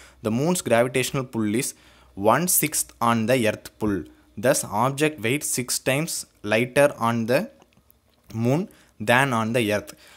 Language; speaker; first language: English; non-native, local second language; Tamil